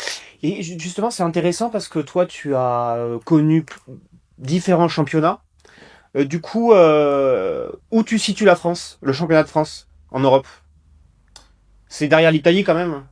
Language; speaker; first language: French; native; French